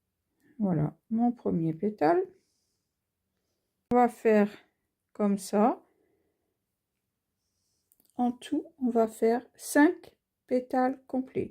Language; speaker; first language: French; native; French